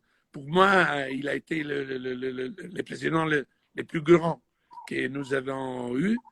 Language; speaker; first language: French; non-native, fluent; Italian